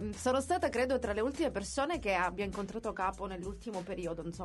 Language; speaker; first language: Italian; native; Italian